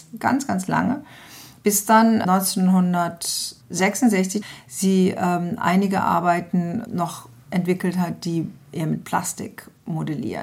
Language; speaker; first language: German; native; German